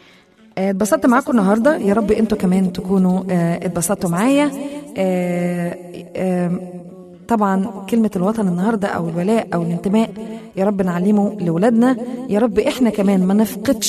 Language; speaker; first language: Arabic; native; Arabic